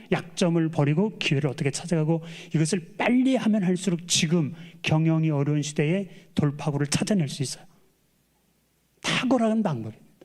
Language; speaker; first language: Korean; native; Korean